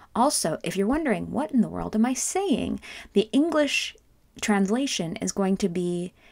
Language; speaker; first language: English; native; English